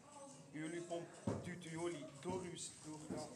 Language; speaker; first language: Dutch; native; Dutch